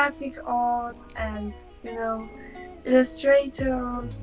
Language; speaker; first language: English; non-native, learner; Persian